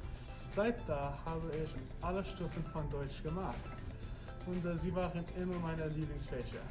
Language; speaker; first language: German; non-native, learner; English